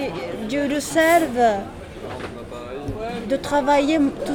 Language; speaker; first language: French; non-native, learner; Japanese